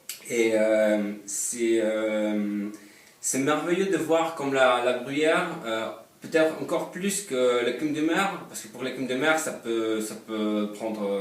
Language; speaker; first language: French; non-native, fluent; Polish